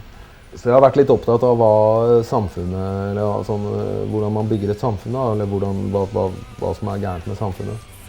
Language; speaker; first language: Norwegian; native; Norwegian